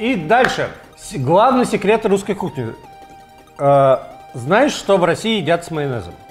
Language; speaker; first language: Russian; native; Russian